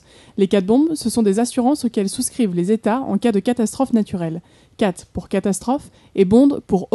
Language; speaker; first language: French; native; French